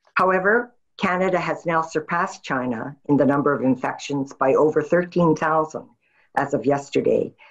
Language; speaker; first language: English; native; English